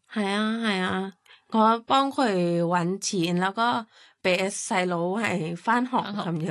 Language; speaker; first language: Cantonese; non-native, fluent; Thai